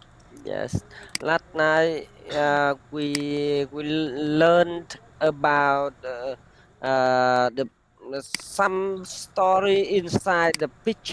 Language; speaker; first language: English; non-native, learner; Vietnamese